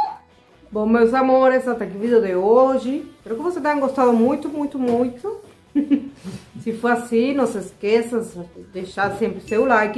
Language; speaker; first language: Portuguese; non-native, fluent; Spanish